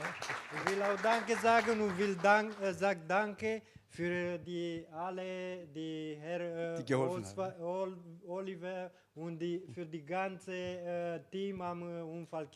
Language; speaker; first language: German; non-native, learner; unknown